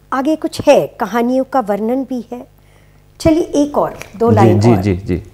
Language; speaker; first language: Hindi; native; Hindi